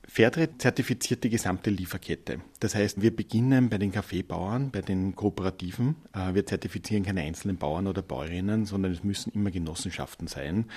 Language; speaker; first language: German; native; German